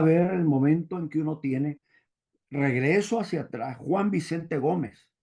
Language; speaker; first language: Spanish; native; Spanish